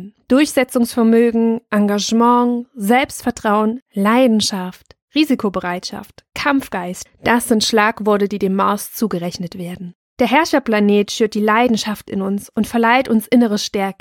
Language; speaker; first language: German; native; German